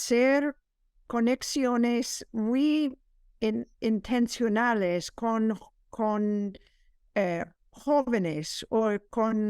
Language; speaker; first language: Spanish; non-native, fluent; English